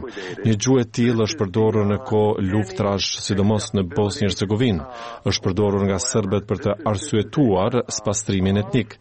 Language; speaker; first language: Albanian; native; Albanian